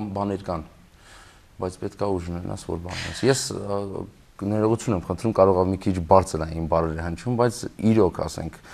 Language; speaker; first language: Armenian; native; Armenian